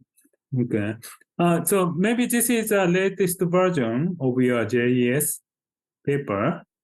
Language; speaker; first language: English; non-native, fluent; Japanese